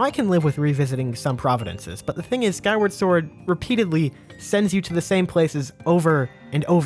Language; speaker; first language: English; native; English